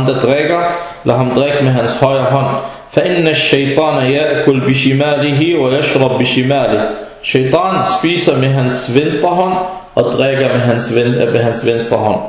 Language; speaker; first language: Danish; early bilingual, other home language; Arabic